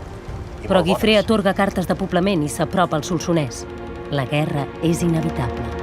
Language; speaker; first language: Catalan; native; Catalan